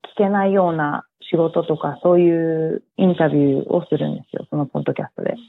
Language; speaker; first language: Japanese; early bilingual, heritage; Japanese